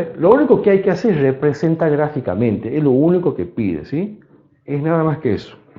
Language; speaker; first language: Spanish; native; Spanish